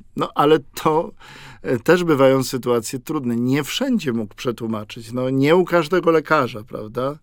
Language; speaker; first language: Polish; native; Polish